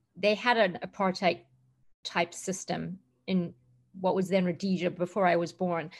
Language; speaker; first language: English; native; English